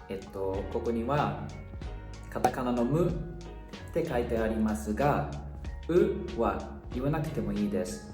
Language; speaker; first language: Japanese; non-native, fluent; Thai